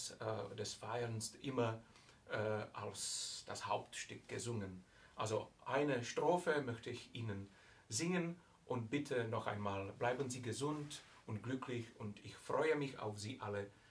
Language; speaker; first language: German; non-native, fluent; Czech